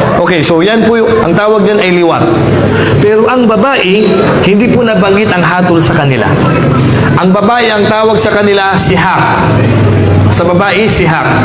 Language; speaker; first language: Filipino; non-native, local second language; Maranao